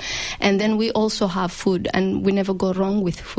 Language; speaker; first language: English; non-native, local second language; Somali